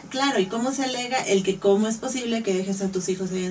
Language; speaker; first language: Spanish; native; Spanish